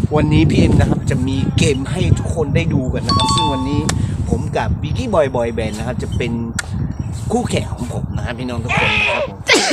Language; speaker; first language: Thai; non-native, local second language; Akha